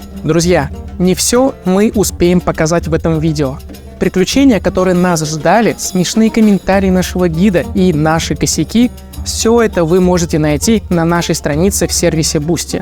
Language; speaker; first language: Russian; native; Russian